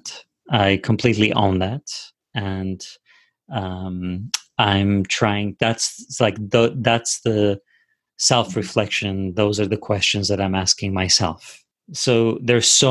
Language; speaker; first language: English; non-native, fluent; Turkish